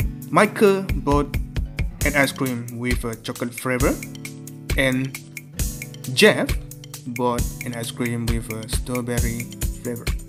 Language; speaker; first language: English; non-native, local second language; Malay